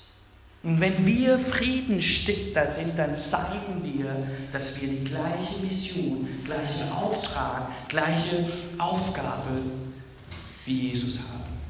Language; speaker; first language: German; non-native, fluent; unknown